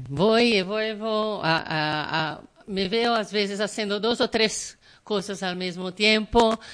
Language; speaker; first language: Spanish; non-native, learner; Portuguese